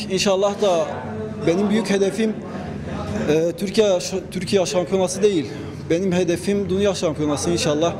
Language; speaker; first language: Turkish; non-native, local second language; Arabic